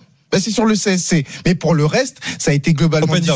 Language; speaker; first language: French; native; French